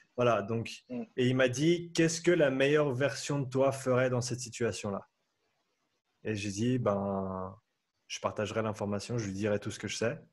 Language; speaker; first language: French; native; French